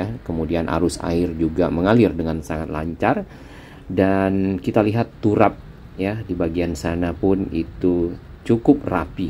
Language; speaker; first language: Indonesian; native; Indonesian